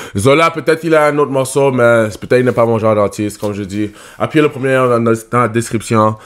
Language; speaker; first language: French; non-native, learner; English